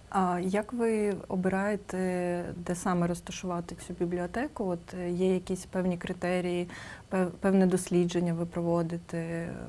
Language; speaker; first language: Ukrainian; native; Ukrainian